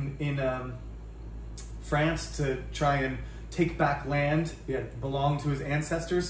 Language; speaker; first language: English; native; English